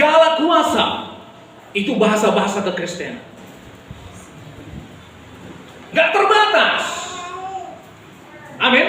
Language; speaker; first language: Indonesian; native; Indonesian